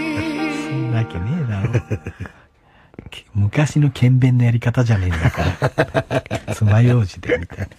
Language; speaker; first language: Japanese; native; Japanese